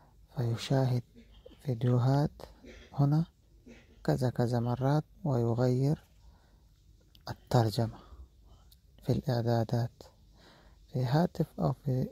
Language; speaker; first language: Arabic; non-native, fluent; Pashto